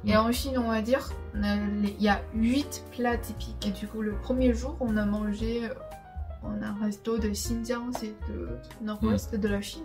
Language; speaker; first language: French; non-native, fluent; Chinese